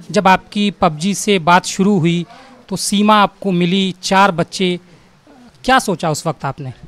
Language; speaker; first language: Hindi; native; Hindi